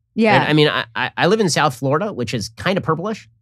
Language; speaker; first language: English; native; English